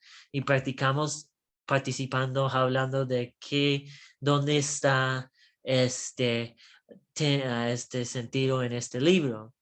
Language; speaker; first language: Spanish; non-native, learner; English